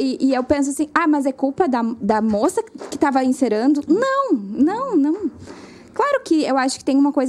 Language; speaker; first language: Portuguese; native; Portuguese